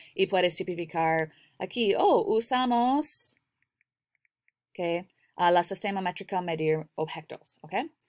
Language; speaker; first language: Spanish; non-native, learner; English